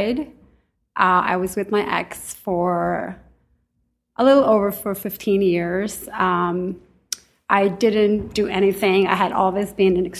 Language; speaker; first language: English; non-native, local second language; Urdu